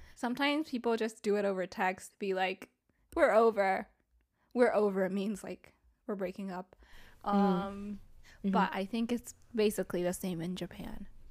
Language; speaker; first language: English; early bilingual, other home language; Japanese